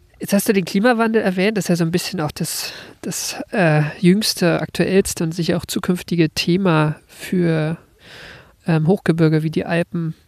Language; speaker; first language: German; native; German